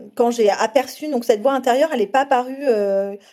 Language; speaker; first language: French; native; French